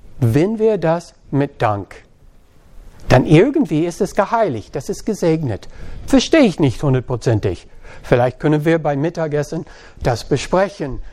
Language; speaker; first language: German; non-native, fluent; English